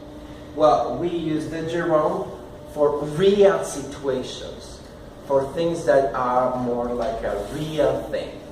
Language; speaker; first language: English; non-native, fluent; Spanish